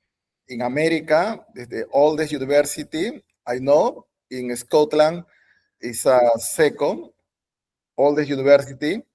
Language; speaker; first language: English; non-native, learner; Spanish